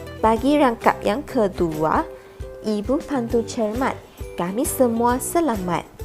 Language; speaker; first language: Malay; non-native, local second language; Iban